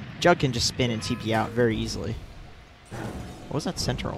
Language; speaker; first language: English; native; English